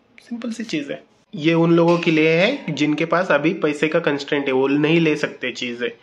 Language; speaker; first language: Hindi; non-native, local second language; Marathi